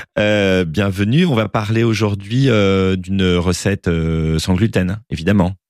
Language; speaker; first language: French; native; French